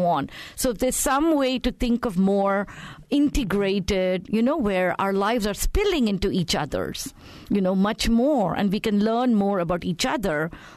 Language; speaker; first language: English; non-native, local second language; Tamil